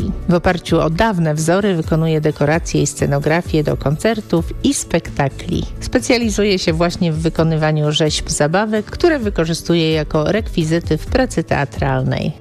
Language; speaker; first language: Polish; native; Polish